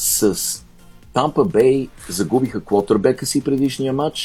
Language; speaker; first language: Bulgarian; native; Bulgarian